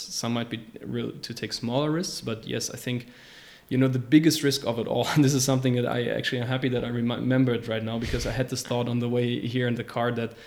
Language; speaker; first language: English; non-native, fluent; German